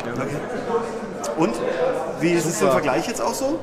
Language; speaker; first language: German; native; German